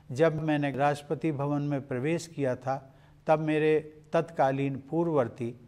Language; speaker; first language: Hindi; native; Hindi